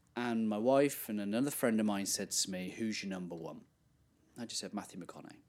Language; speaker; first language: English; native; English